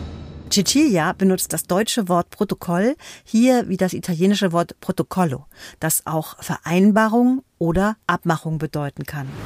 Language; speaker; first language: German; native; German